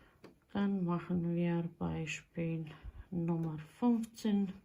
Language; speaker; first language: German; non-native, fluent; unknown